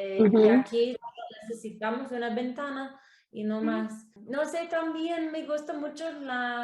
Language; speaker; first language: Spanish; non-native, learner; English